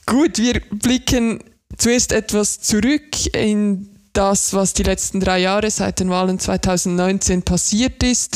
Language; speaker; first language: German; native; German